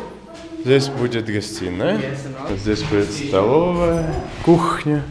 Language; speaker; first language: Russian; non-native, fluent; English